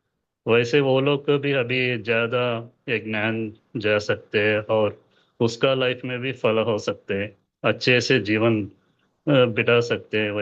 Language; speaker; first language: Hindi; non-native, local second language; Telugu